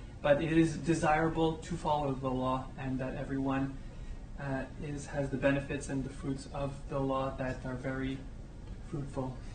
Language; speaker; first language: English; native; English